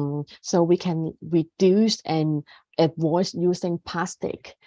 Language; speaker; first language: English; non-native, fluent; Cantonese